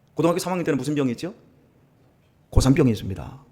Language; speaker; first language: Korean; native; Korean